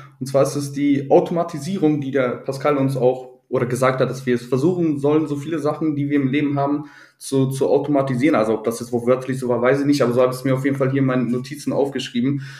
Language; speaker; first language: German; native; German